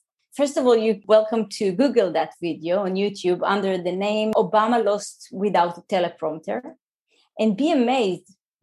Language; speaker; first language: English; non-native, fluent; Hebrew